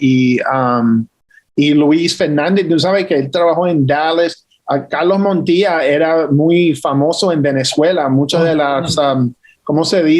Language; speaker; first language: Spanish; early bilingual, heritage; English